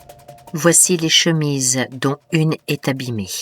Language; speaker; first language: French; native; French